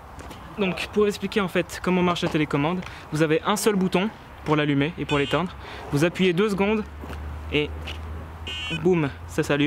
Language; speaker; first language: French; native; French